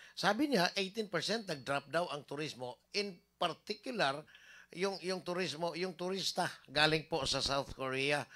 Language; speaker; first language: Filipino; non-native, local second language; Cebuano